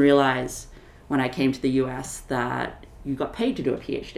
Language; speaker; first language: English; native; English